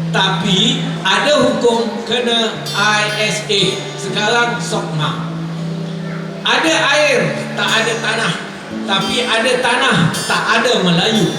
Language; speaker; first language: Malay; native; Malay